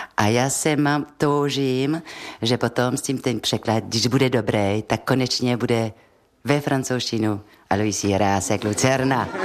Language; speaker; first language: Czech; non-native, fluent; French